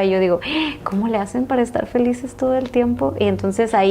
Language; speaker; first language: Spanish; native; Spanish